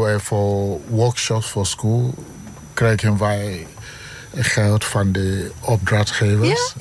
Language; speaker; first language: Dutch; non-native, learner; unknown